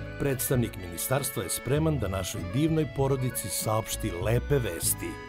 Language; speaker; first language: Serbian; native; Serbian